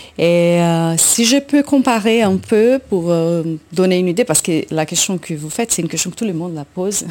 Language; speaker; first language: French; non-native, fluent; Portuguese